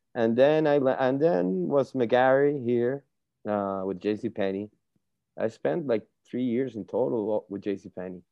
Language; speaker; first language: English; non-native, fluent; Spanish